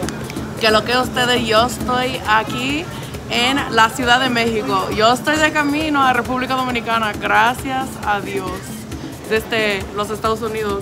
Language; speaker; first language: Spanish; non-native, fluent; English